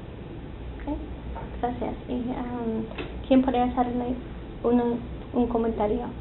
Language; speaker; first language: Spanish; non-native, fluent; English